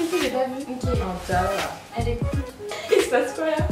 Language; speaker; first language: French; native; French